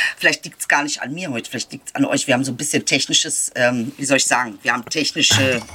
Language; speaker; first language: German; early bilingual, other home language; Turkish